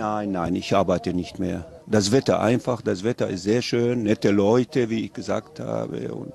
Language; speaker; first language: German; non-native, fluent; Arabic